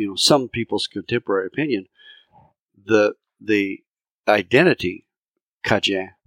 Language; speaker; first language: English; early bilingual, other home language; French